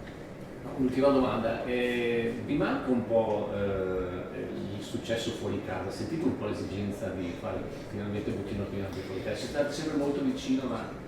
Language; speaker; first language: Italian; native; Italian